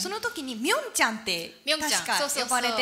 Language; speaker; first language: Japanese; native; Japanese